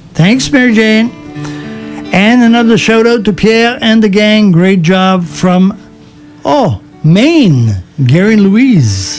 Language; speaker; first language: English; early bilingual, other home language; French